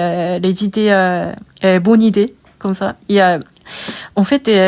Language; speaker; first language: French; non-native, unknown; Japanese